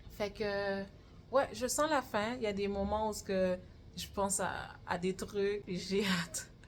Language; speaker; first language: French; native; French